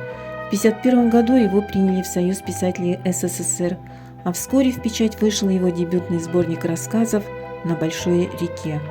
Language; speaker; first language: Russian; native; Russian